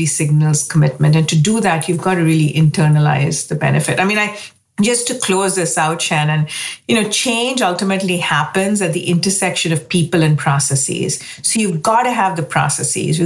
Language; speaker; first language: English; non-native, local second language; Hindi